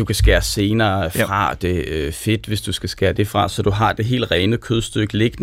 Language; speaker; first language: Danish; native; Danish